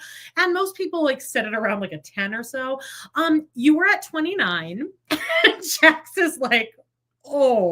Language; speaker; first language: English; native; English